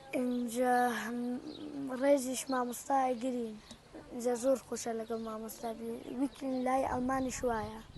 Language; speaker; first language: Central Kurdish; early bilingual, heritage; Central Kurdish